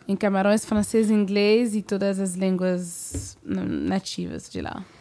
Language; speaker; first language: Portuguese; non-native, fluent; French